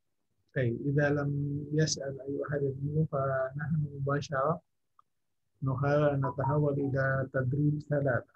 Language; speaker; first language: Arabic; non-native, fluent; Indonesian